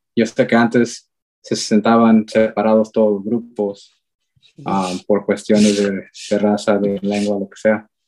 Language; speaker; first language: Spanish; early bilingual, heritage; Spanish